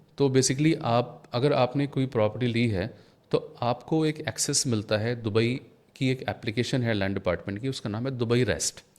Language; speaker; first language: Hindi; native; Hindi